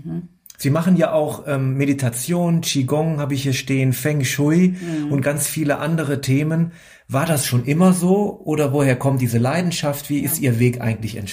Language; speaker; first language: German; native; German